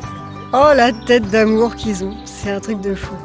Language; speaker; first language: French; native; French